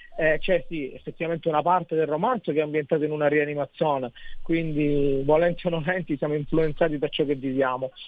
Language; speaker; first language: Italian; native; Italian